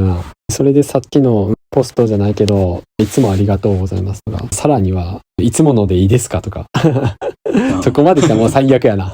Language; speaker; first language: Japanese; native; Japanese